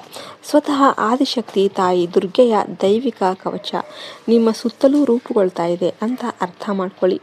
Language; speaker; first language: Kannada; native; Kannada